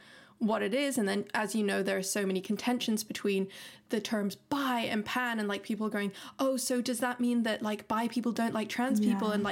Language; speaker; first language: English; non-native, local second language; Cantonese